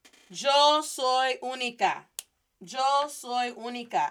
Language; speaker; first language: Spanish; non-native, fluent; English